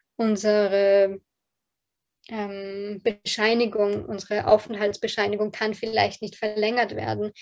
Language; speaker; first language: German; early bilingual, other home language; Polish